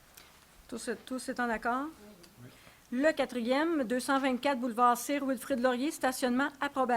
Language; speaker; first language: French; native; French